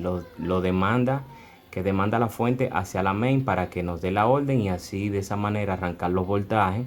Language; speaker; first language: Spanish; native; Spanish